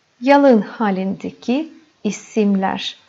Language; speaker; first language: Turkish; non-native, fluent; Russian